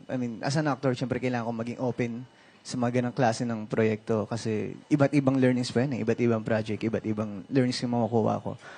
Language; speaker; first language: Filipino; native; Filipino